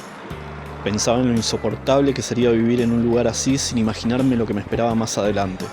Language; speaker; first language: Spanish; native; Spanish